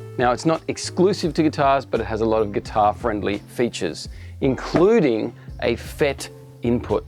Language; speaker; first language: English; native; English